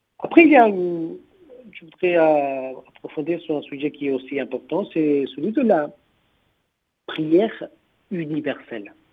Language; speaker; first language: French; non-native, fluent; Spanish